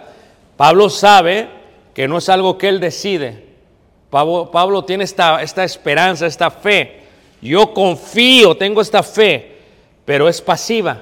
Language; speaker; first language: Spanish; native; Spanish